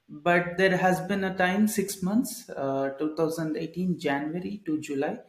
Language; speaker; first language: English; non-native, local second language; Telugu